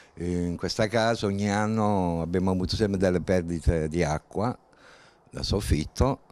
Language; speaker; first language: Italian; native; Italian